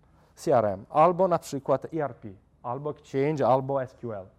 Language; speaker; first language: Polish; non-native, fluent; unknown